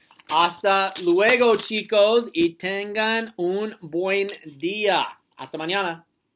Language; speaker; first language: Spanish; non-native, learner; English